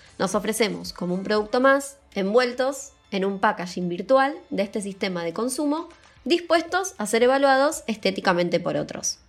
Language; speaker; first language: Spanish; native; Spanish